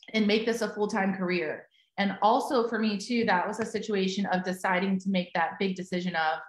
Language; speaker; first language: English; native; English